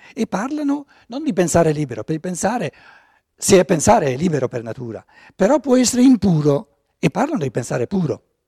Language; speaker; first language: Italian; non-native, fluent; German